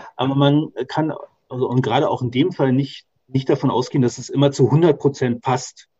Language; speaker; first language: German; native; German